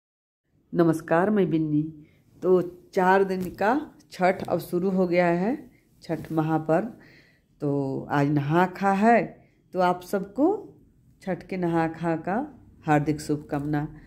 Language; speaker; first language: Hindi; native; Hindi